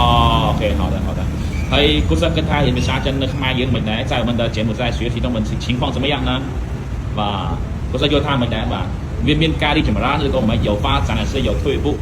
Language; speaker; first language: Chinese; non-native, fluent; Khmer